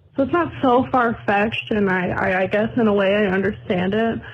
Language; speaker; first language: English; native; English